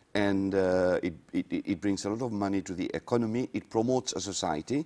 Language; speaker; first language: English; non-native, local second language; Seselwa Creole French